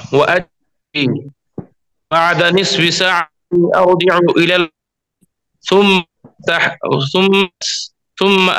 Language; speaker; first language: Arabic; non-native, learner; Bangla